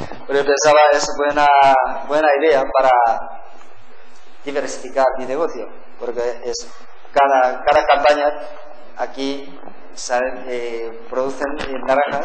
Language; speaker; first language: Spanish; non-native, learner; Korean